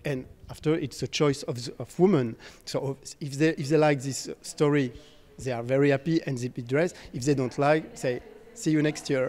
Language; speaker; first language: English; non-native, fluent; French